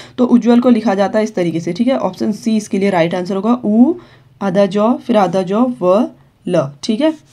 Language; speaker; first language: Hindi; native; Hindi